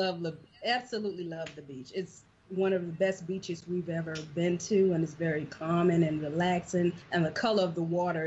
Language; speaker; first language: English; native; English